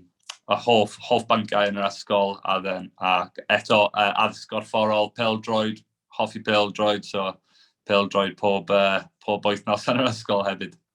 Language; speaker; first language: Welsh; non-native, local second language; English